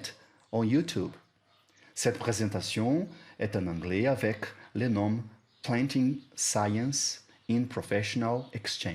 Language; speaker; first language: French; non-native, learner; Portuguese